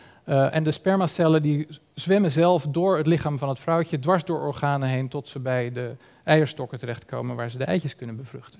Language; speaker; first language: Dutch; native; Dutch